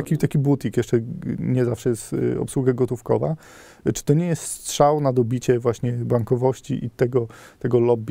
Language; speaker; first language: Polish; native; Polish